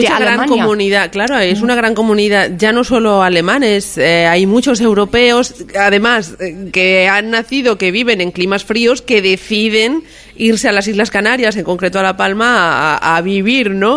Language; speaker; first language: Spanish; native; Spanish